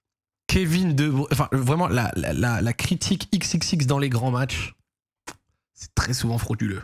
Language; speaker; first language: French; native; French